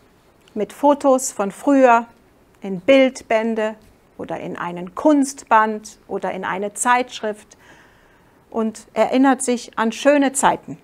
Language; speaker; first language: German; non-native, fluent; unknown